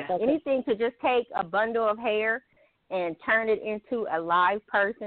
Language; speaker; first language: English; native; English